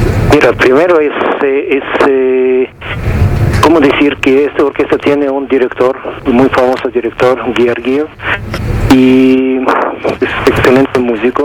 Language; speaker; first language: Spanish; non-native, fluent; Russian